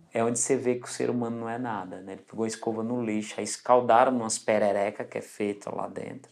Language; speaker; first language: Portuguese; native; Portuguese